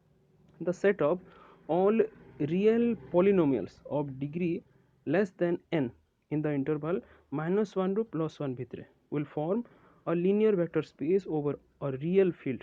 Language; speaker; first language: English; non-native, local second language; Odia